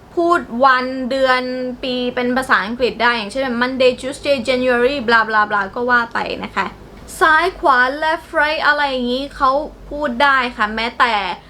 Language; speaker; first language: Thai; non-native, fluent; Burmese